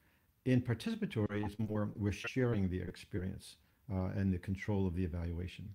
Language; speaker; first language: English; native; English